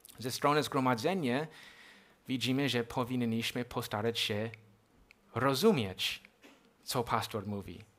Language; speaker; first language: Polish; non-native, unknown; English